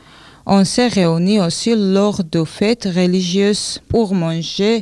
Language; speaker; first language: French; non-native, learner; Georgian